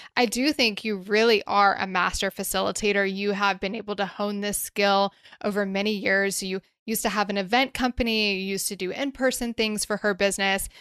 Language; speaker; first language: English; native; English